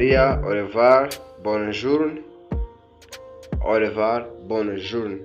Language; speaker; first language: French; non-native, learner; Kinyarwanda